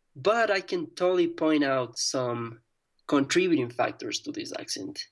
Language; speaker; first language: English; non-native, fluent; Spanish